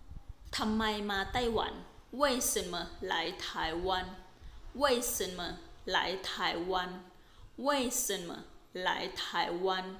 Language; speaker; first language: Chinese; non-native, fluent; Thai